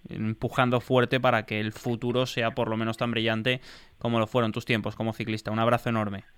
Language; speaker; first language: Spanish; native; Spanish